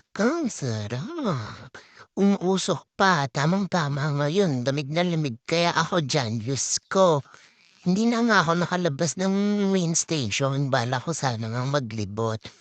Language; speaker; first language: Filipino; native; Filipino